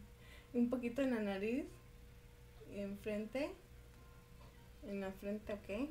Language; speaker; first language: Spanish; early bilingual, heritage; Spanish